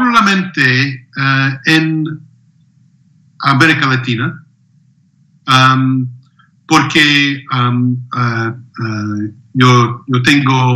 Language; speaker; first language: Spanish; non-native, learner; English